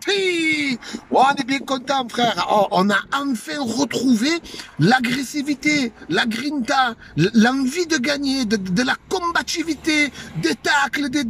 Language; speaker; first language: French; native; French